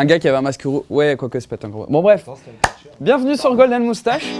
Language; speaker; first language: French; native; French